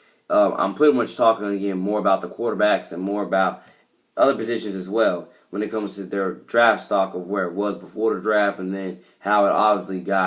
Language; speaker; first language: English; native; English